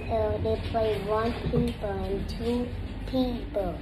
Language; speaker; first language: English; non-native, learner; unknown